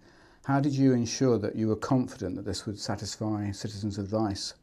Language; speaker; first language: English; native; English